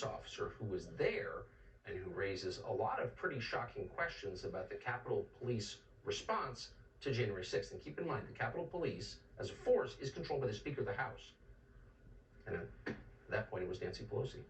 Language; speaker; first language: English; native; English